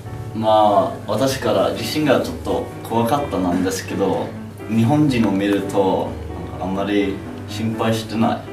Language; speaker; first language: Japanese; non-native, learner; English